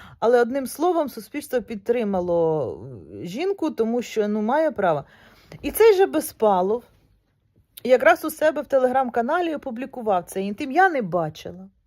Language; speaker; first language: Ukrainian; non-native, local second language; Russian